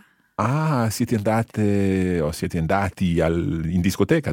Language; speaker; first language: Italian; non-native, fluent; English